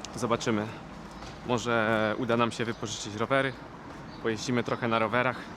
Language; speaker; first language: Polish; native; Polish